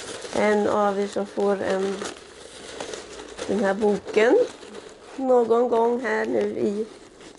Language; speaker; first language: Swedish; native; Swedish